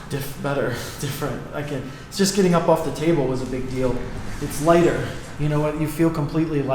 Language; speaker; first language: English; native; English